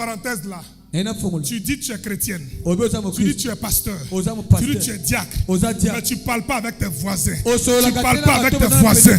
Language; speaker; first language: French; native; French